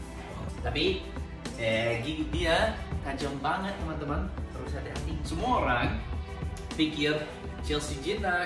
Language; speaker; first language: Indonesian; non-native, learner; English